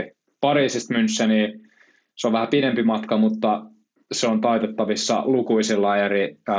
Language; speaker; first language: Finnish; native; Finnish